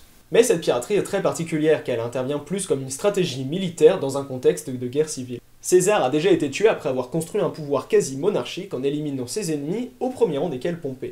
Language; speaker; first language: French; native; French